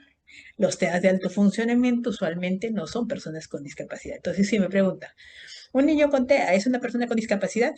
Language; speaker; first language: Spanish; native; Spanish